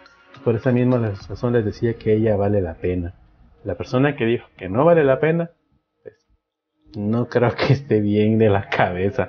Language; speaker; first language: Spanish; native; Spanish